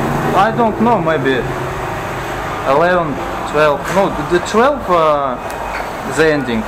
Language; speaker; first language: English; non-native, learner; Russian